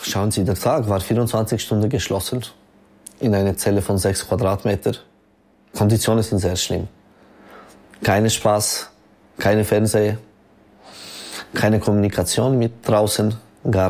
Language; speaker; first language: German; non-native, local second language; French